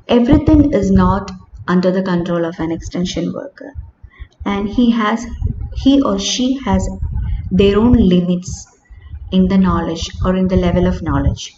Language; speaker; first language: English; non-native, local second language; Malayalam